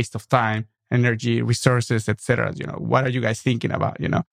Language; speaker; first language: English; non-native, fluent; Spanish